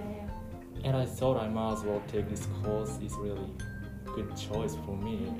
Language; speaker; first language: English; non-native, fluent; Japanese